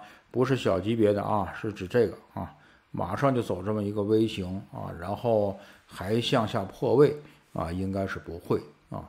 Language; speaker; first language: Chinese; native; Chinese